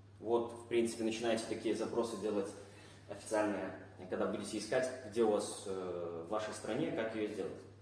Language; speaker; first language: Russian; native; Russian